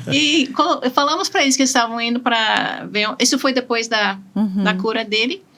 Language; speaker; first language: Portuguese; non-native, fluent; English